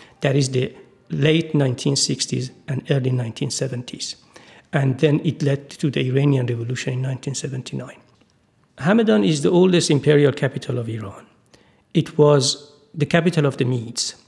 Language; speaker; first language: English; non-native, fluent; Persian